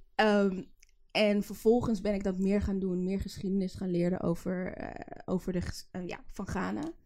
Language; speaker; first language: Dutch; early bilingual, other home language; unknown